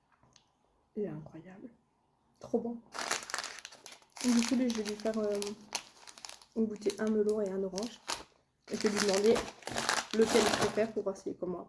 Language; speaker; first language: French; native; French